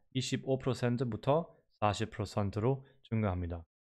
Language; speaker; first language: Korean; non-native, learner; German